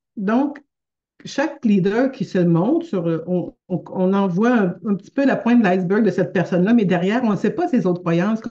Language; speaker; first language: French; native; French